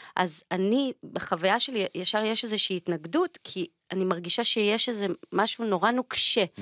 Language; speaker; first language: Hebrew; native; Hebrew